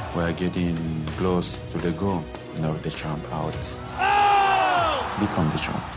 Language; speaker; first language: English; non-native, local second language; French